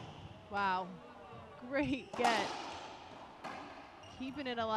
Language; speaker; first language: English; native; English